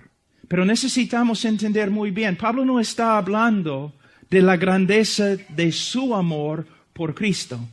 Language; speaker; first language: Spanish; non-native, fluent; English